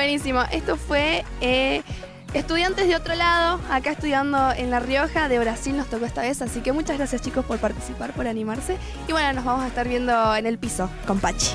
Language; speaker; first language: Spanish; native; Spanish